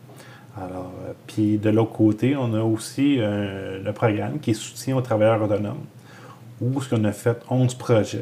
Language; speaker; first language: French; native; French